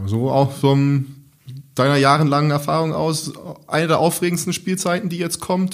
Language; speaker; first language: German; native; German